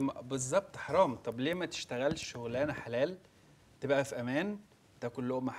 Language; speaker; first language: Arabic; native; Arabic